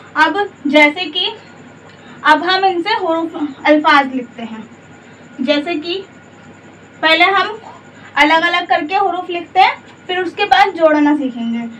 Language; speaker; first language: Hindi; native; Hindi